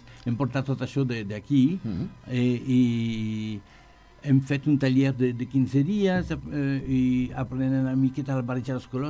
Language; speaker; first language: Catalan; non-native, learner; French